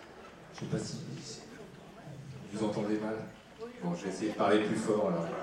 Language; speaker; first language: French; native; French